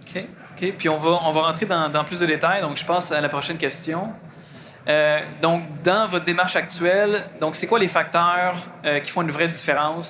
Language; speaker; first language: French; native; French